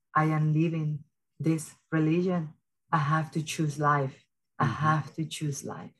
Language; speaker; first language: English; early bilingual, other home language; Spanish